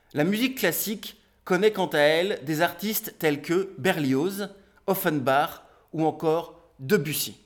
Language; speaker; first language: French; native; French